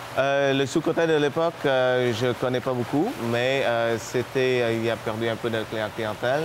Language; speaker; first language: French; non-native, fluent; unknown